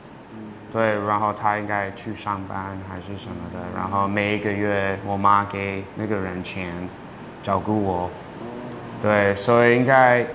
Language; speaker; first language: Chinese; early bilingual, heritage; English